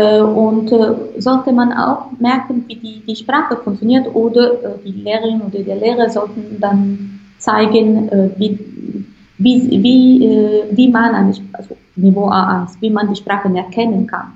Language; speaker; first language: German; non-native, fluent; Italian